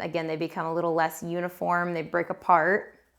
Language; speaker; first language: English; native; English